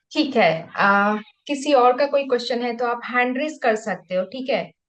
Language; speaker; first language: Hindi; native; Hindi